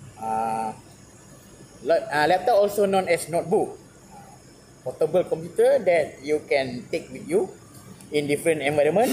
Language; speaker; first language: English; non-native, learner; Malay